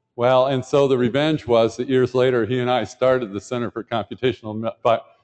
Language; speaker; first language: English; native; English